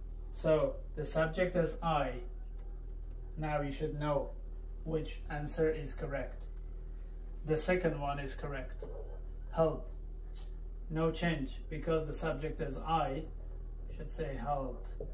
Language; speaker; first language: English; non-native, fluent; Persian